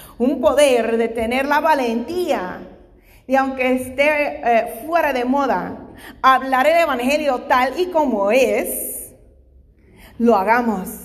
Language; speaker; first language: Spanish; non-native, fluent; English